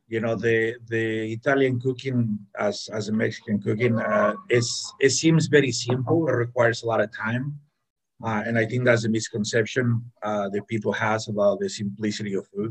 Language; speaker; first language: English; non-native, fluent; Spanish